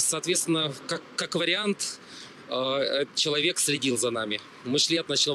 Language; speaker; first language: Russian; native; Russian